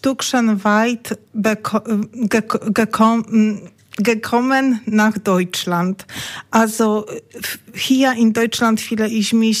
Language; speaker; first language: German; non-native, learner; Polish